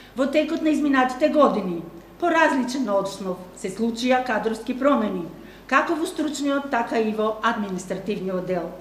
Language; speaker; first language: Macedonian; native; Macedonian